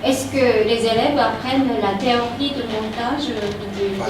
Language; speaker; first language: French; non-native, fluent; Japanese